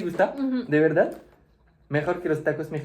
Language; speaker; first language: Spanish; non-native, learner; French